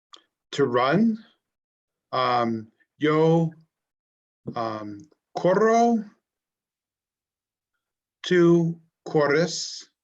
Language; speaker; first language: Spanish; non-native, learner; English